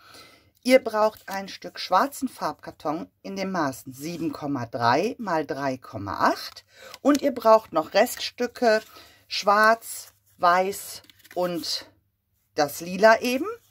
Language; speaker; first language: German; native; German